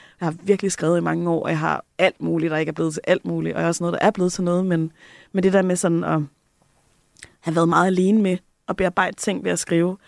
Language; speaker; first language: Danish; native; Danish